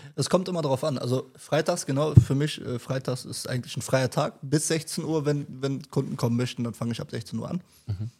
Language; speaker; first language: German; early bilingual, other home language; Turkish